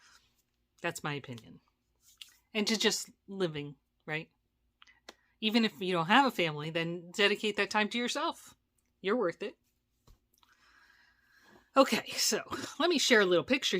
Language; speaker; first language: English; native; English